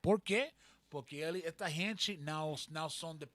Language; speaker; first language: Portuguese; non-native, learner; Spanish